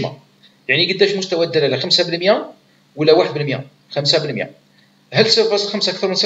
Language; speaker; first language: Arabic; native; Arabic